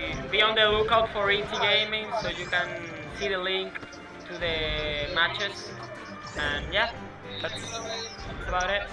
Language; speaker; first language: English; non-native, local second language; Spanish